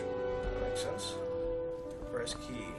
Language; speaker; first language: English; native; English